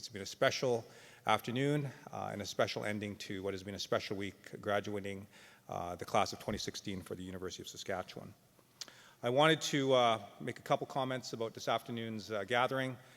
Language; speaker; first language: English; native; English